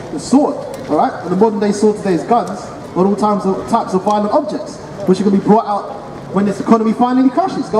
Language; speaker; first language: English; native; English